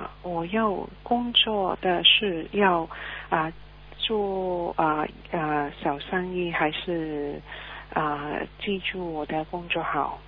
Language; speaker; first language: Chinese; early bilingual, heritage; Chinese